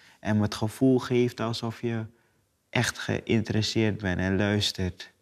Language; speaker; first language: Dutch; native; Dutch